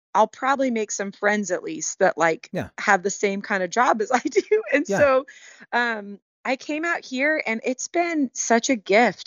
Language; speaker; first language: English; native; English